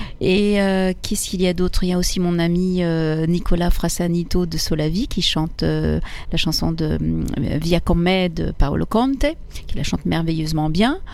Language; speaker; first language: French; early bilingual, other home language; Italian